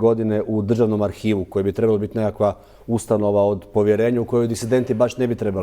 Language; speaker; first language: Croatian; native; Croatian